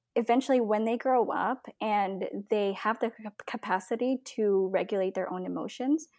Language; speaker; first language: English; non-native, local second language; Filipino